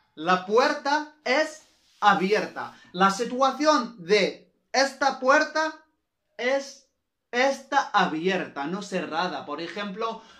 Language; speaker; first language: Spanish; non-native, fluent; Arabic